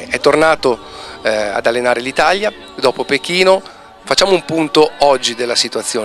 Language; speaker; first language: Italian; native; Italian